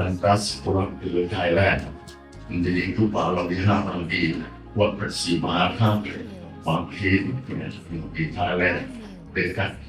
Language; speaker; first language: Indonesian; non-native, learner; Thai